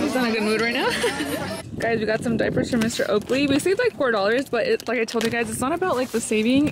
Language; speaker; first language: English; early bilingual, other home language; Spanish